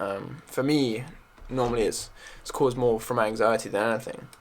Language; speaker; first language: English; native; English